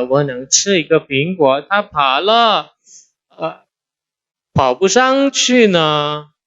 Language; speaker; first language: Chinese; non-native, fluent; Indonesian